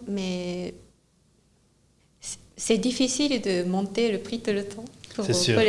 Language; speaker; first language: French; non-native, fluent; Japanese